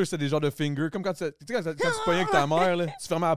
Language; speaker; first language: French; native; French